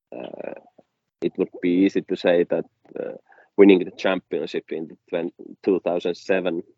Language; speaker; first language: English; non-native, fluent; Finnish